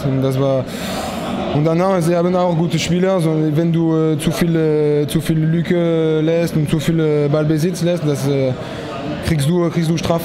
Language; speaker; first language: German; non-native, fluent; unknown